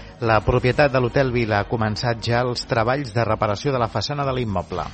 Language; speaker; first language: Catalan; native; Catalan